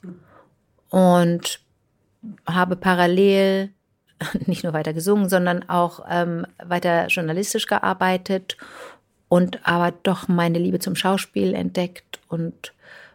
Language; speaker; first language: German; native; German